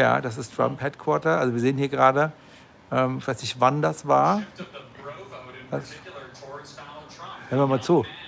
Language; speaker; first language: German; native; German